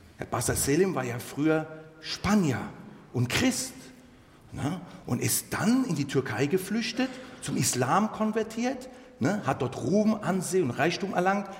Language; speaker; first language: German; early bilingual, other home language; Turkish